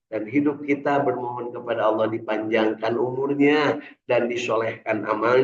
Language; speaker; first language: Indonesian; native; Indonesian